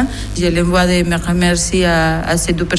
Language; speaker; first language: French; non-native, fluent; Spanish